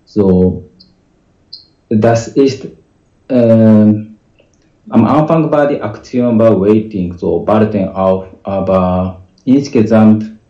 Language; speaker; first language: German; non-native, learner; Japanese